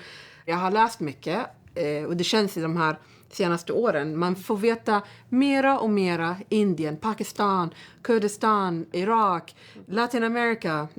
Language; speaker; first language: Swedish; non-native, fluent; Arabic